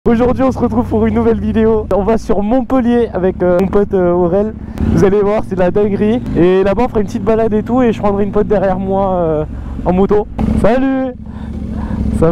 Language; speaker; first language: French; native; French